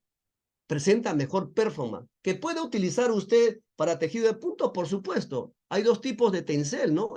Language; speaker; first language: Spanish; native; Spanish